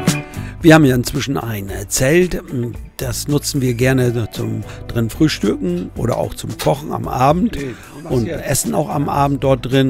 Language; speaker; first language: German; native; German